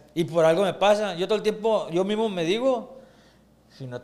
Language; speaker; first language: Spanish; native; Spanish